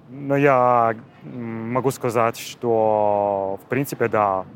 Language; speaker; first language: Russian; non-native, fluent; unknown